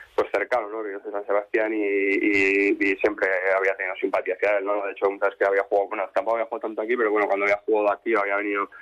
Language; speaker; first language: Spanish; native; Spanish